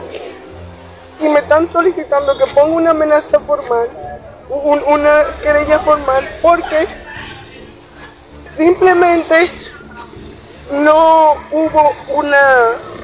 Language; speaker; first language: Spanish; native; Spanish